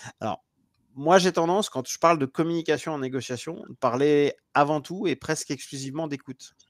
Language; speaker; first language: French; native; French